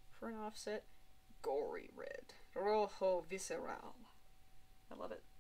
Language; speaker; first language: English; native; English